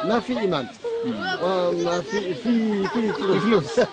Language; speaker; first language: Arabic; non-native, learner; French